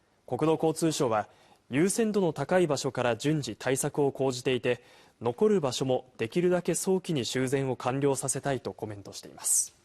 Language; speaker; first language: Japanese; native; Japanese